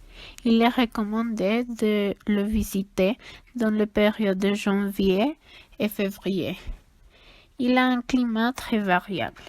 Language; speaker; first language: French; non-native, learner; Spanish